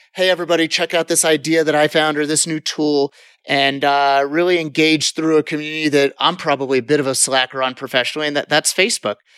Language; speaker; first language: English; native; English